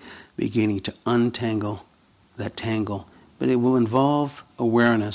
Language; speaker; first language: English; native; English